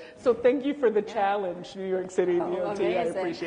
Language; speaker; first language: English; native; English